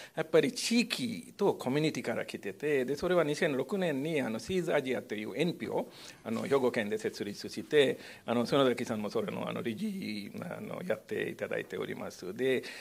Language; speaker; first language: Japanese; non-native, fluent; Hindi